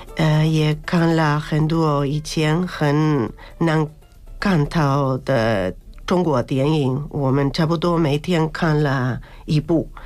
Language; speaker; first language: Chinese; non-native, fluent; Spanish